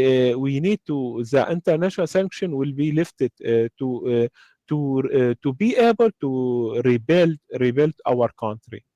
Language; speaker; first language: English; non-native, learner; Arabic